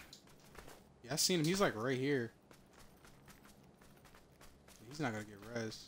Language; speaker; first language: English; native; English